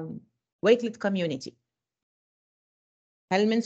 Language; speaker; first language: Arabic; native; Arabic